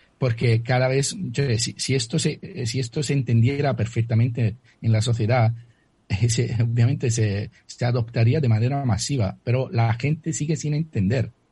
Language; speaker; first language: Spanish; non-native, fluent; Italian